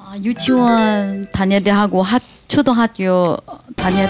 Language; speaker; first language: Korean; non-native, learner; Chinese